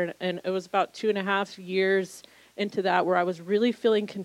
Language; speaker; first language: English; native; English